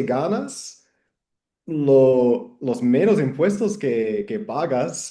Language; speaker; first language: Spanish; non-native, fluent; English